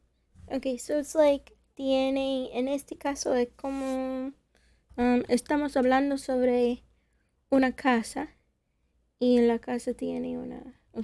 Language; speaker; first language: Spanish; non-native, fluent; English